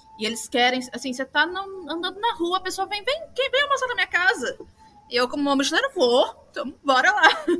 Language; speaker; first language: Portuguese; native; Portuguese